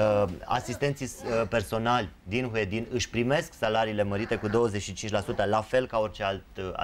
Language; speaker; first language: Romanian; native; Romanian